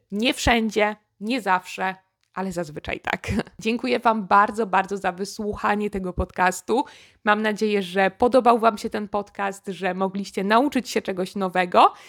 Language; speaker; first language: Polish; native; Polish